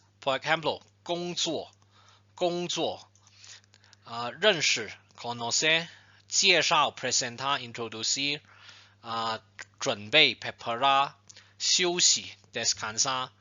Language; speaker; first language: Spanish; non-native, fluent; Chinese